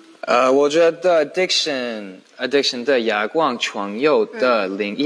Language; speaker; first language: Chinese; non-native, learner; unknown